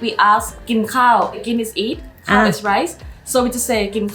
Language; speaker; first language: English; non-native, fluent; Thai